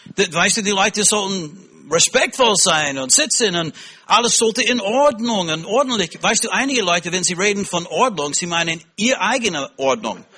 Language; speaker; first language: German; non-native, fluent; English